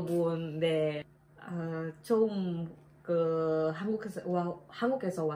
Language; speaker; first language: Korean; non-native, learner; Indonesian